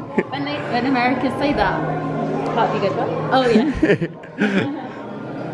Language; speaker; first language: English; native; English